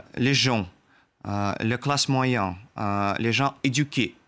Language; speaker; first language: French; non-native, learner; Russian